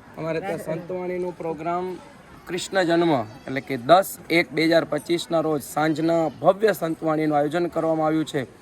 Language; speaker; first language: Gujarati; native; Gujarati